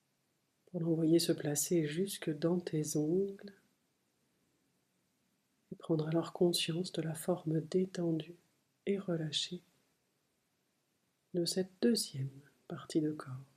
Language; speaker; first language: French; native; French